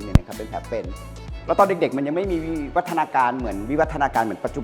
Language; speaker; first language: Thai; native; Thai